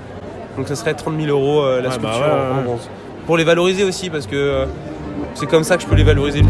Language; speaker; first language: French; native; French